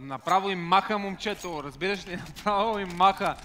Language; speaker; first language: Bulgarian; native; Bulgarian